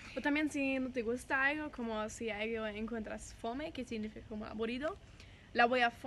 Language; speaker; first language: Spanish; non-native, fluent; German